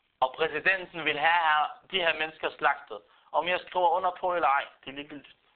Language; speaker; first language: Danish; non-native, fluent; Arabic